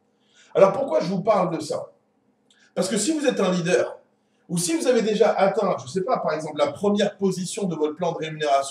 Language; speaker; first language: French; native; French